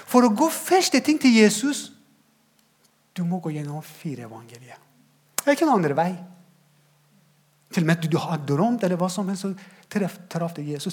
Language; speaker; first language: Norwegian; non-native, fluent; Persian